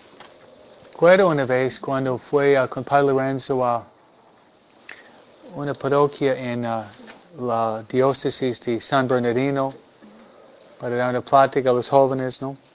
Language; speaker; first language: Spanish; non-native, fluent; English